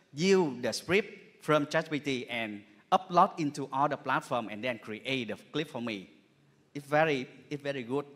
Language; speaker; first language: English; non-native, fluent; Vietnamese